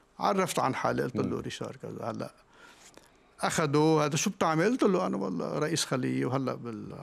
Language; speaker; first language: Arabic; native; Arabic